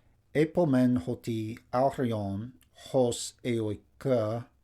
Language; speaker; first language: Greek; non-native, fluent; English